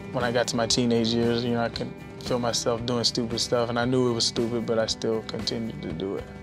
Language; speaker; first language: English; native; English